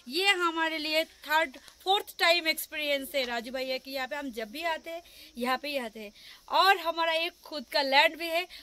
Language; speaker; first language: Hindi; non-native, local second language; Bangla